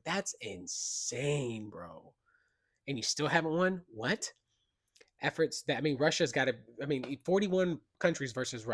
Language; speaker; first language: English; native; English